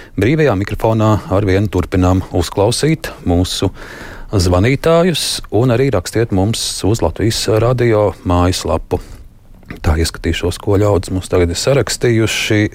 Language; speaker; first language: Latvian; native; Latvian